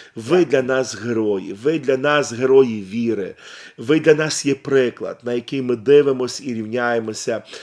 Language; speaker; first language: Ukrainian; native; Ukrainian